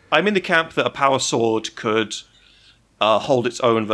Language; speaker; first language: English; native; English